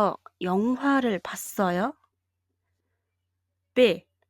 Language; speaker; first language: Korean; non-native, fluent; Mongolian